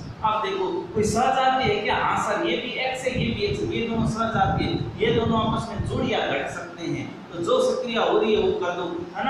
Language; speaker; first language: Hindi; native; Hindi